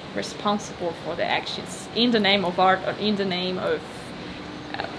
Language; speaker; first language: English; non-native, fluent; Polish